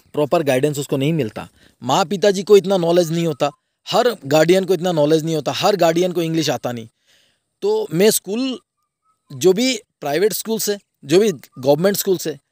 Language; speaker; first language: Hindi; non-native, local second language; Bangla